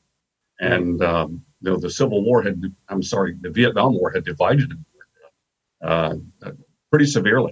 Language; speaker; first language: English; native; English